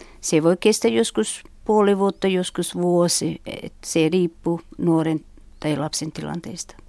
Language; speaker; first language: Finnish; non-native, fluent; Uzbek